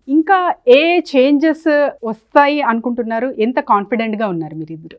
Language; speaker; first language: Telugu; non-native, local second language; Urdu